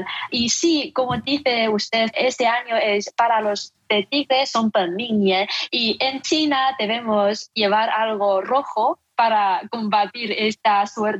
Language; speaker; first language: Spanish; non-native, fluent; Chinese